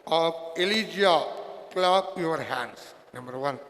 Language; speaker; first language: English; non-native, local second language; Telugu